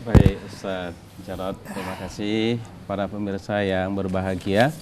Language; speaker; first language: Indonesian; native; Indonesian